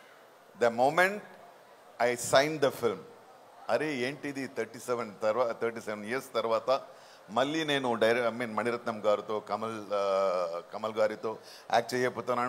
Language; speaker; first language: Telugu; non-native, local second language; Tamil